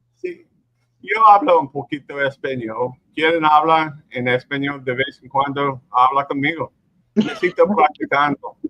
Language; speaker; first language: Spanish; non-native, learner; English